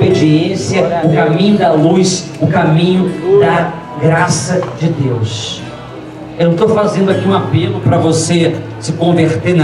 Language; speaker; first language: Portuguese; native; Portuguese